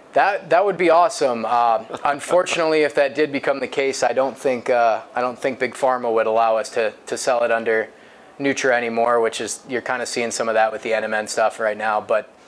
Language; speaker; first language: English; native; English